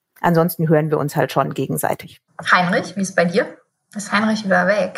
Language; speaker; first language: German; native; German